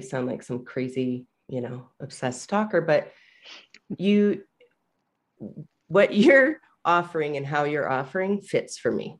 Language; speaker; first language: English; native; English